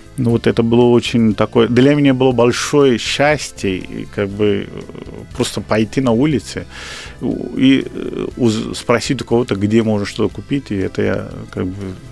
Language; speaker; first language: Russian; non-native, fluent; Kashmiri